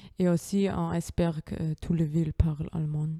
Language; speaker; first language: French; non-native, learner; German